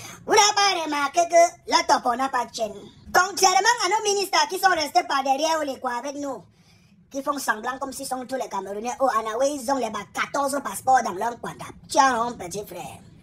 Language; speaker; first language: French; non-native, local second language; English